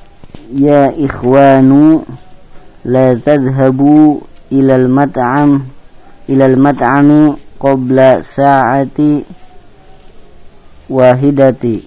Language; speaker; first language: Arabic; non-native, learner; Indonesian